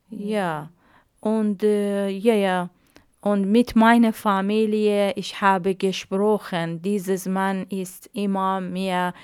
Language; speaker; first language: German; non-native, learner; Arabic